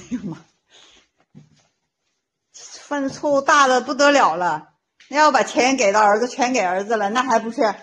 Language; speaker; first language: Chinese; native; Chinese